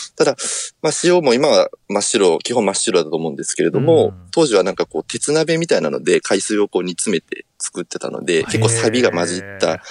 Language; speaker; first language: Japanese; native; Japanese